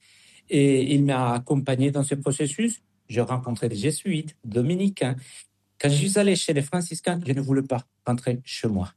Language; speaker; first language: French; non-native, fluent; Spanish